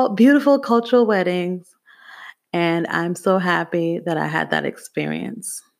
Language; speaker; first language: English; native; English